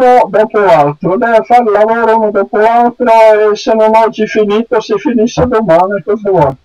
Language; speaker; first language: Italian; non-native, learner; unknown